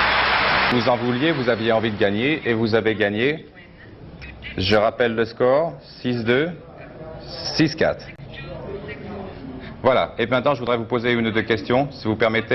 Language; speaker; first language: French; native; French